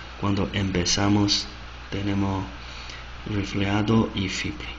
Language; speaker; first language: Spanish; non-native, learner; Chinese